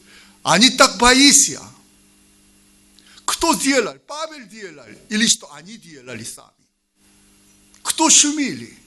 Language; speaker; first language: Russian; non-native, learner; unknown